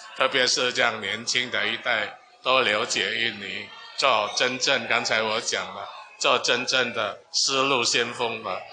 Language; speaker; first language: Chinese; non-native, fluent; Min Nan Chinese